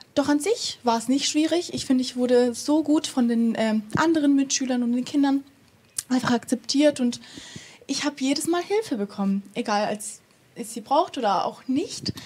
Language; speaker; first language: German; early bilingual, other home language; Polish